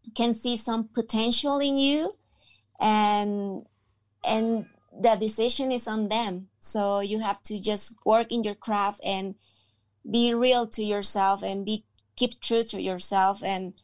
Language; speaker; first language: English; non-native, fluent; Spanish